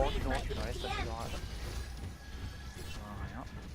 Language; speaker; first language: French; native; French